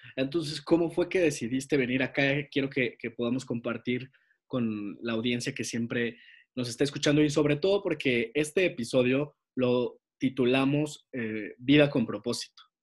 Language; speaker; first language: Spanish; native; Spanish